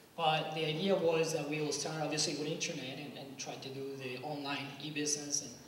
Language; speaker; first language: English; non-native, fluent; Spanish